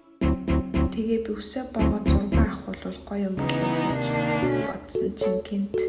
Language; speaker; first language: Mongolian; early bilingual, heritage; Mongolian